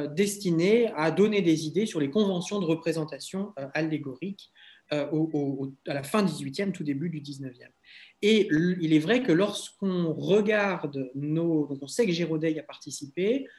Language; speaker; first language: French; native; French